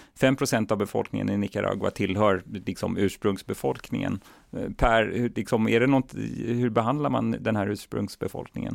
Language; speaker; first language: Swedish; native; Swedish